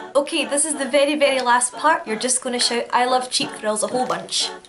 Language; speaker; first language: English; native; English